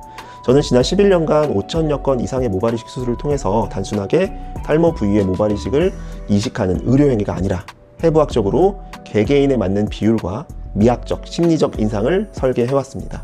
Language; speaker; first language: Korean; native; Korean